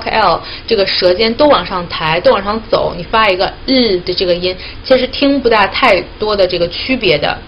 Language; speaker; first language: Chinese; native; Chinese